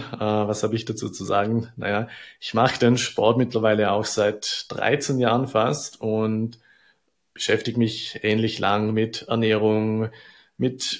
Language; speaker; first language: German; native; German